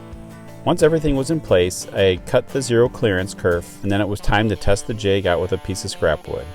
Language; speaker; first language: English; native; English